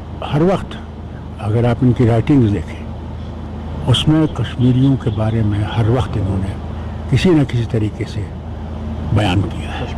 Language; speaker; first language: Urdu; non-native, local second language; Kashmiri